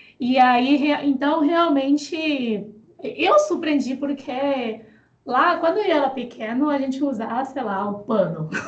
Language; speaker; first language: Portuguese; non-native, fluent; Chinese